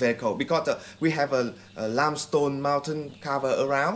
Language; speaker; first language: English; non-native, fluent; Vietnamese